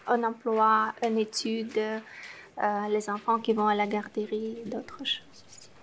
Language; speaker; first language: French; non-native, fluent; Romanian